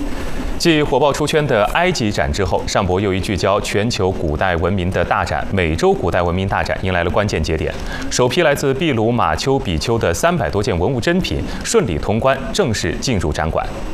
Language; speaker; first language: Chinese; native; Chinese